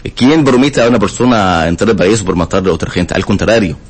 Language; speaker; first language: Spanish; non-native, learner; Arabic